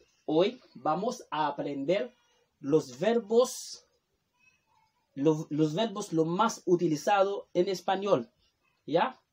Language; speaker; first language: Spanish; non-native, fluent; Haitian Creole